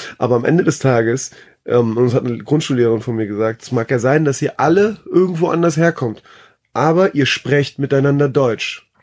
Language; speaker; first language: German; early bilingual, other home language; Persian